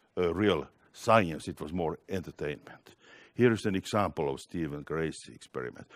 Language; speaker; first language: English; non-native, fluent; Finnish